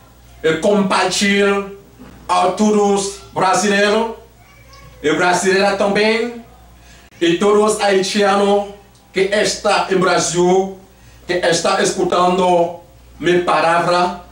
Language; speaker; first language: Portuguese; non-native, learner; Haitian Creole